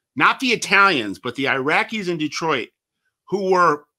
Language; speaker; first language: English; native; English